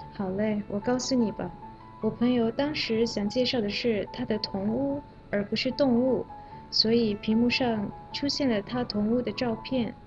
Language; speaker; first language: Chinese; non-native, local second language; Malay